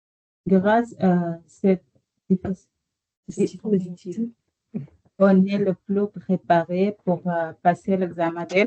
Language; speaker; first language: French; non-native, learner; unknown